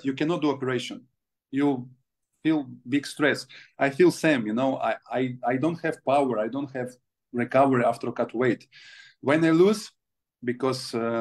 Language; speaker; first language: English; non-native, learner; Russian